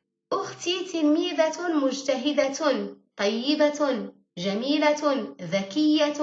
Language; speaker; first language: Arabic; early bilingual, heritage; Arabic